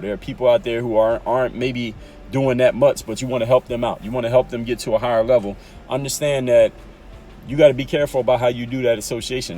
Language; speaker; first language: English; native; English